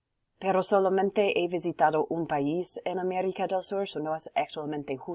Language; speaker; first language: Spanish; non-native, learner; English